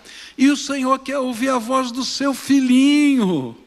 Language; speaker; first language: Portuguese; native; Portuguese